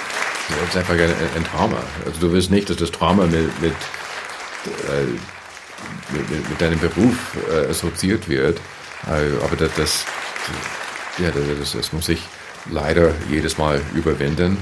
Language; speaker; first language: German; non-native, fluent; English